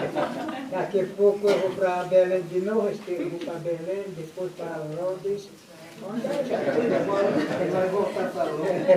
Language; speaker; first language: Portuguese; non-native, local second language; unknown